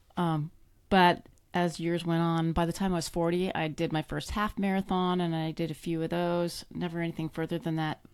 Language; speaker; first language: English; native; English